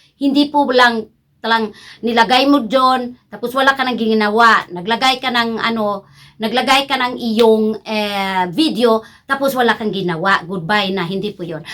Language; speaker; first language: Filipino; non-native, local second language; Cebuano